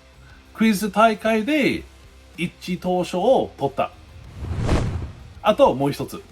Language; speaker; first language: Japanese; non-native, fluent; English